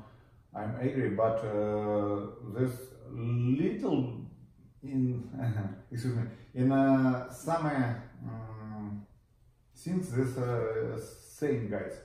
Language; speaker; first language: English; non-native, learner; Russian